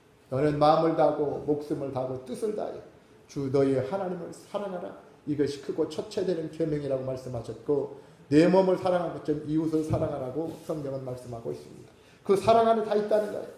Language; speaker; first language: Korean; native; Korean